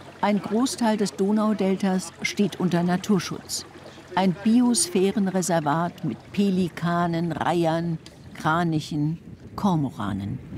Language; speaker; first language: German; native; German